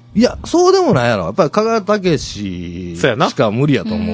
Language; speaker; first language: Japanese; native; Japanese